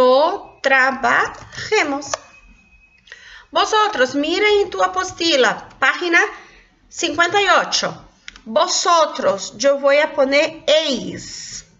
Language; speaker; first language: Spanish; non-native, local second language; Portuguese